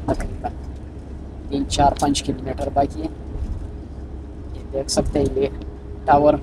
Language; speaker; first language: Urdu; non-native, local second language; Pashto